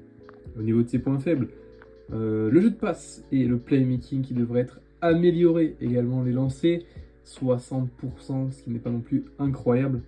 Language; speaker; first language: French; native; French